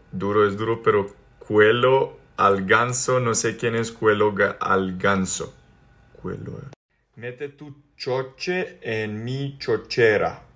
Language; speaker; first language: Spanish; non-native, learner; Serbian